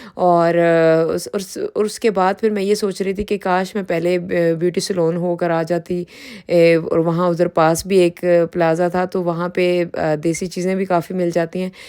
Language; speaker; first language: Urdu; native; Urdu